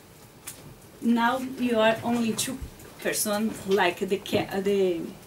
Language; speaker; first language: English; non-native, learner; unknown